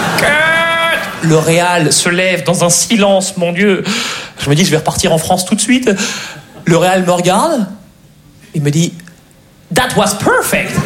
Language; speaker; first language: French; native; French